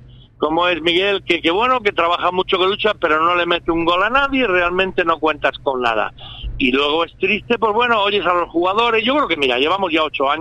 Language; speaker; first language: Spanish; native; Spanish